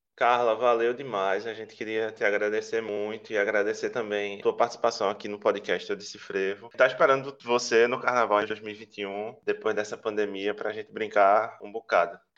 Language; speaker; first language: Portuguese; native; Portuguese